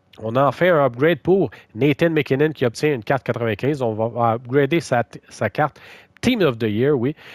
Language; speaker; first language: French; native; French